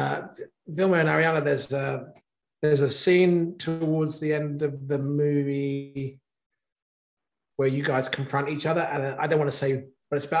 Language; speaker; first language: English; native; English